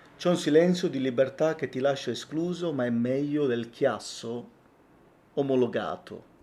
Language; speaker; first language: Italian; native; Italian